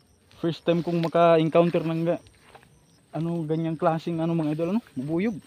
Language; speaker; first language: Filipino; native; Filipino